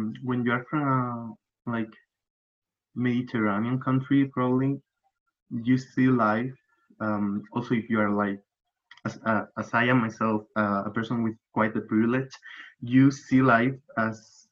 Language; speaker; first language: English; non-native, fluent; Spanish